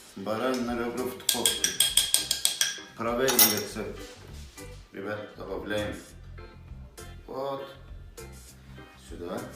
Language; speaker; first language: Russian; non-native, local second language; Azerbaijani